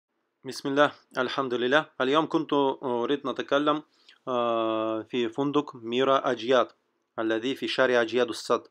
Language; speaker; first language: Arabic; non-native, learner; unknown